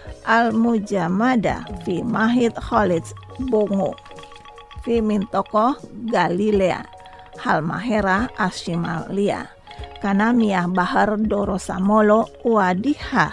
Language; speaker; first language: Arabic; non-native, learner; Indonesian